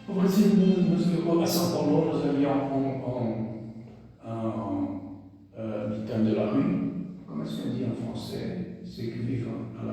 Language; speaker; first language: French; non-native, learner; Portuguese